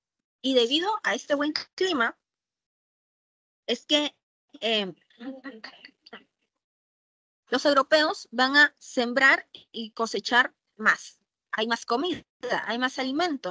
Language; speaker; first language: Spanish; native; Spanish